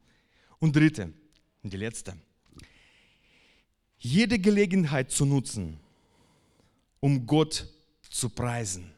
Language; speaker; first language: German; non-native, fluent; Russian